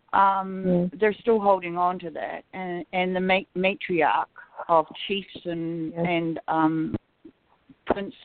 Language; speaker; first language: English; native; English